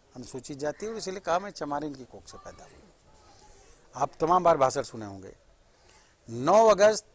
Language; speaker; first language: Hindi; native; Hindi